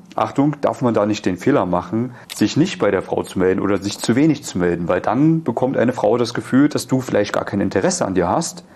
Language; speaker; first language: German; native; German